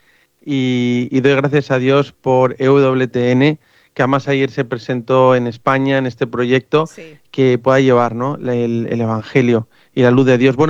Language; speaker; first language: Spanish; native; Spanish